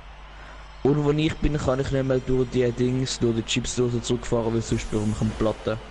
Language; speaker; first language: German; native; German